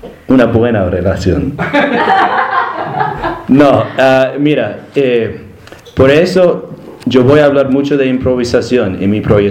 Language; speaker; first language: Spanish; non-native, learner; English